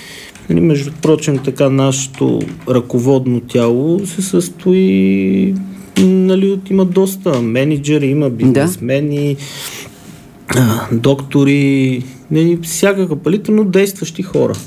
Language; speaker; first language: Bulgarian; native; Bulgarian